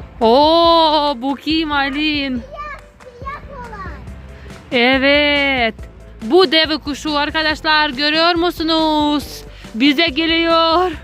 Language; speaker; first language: Turkish; non-native, learner; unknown